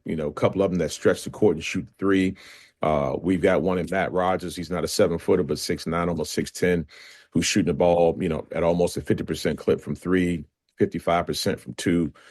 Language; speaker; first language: English; native; English